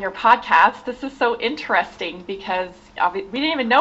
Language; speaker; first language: English; native; English